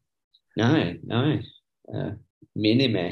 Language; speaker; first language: Greek; non-native, learner; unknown